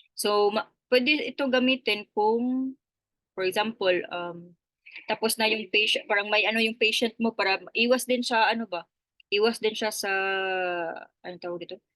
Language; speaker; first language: Filipino; native; Filipino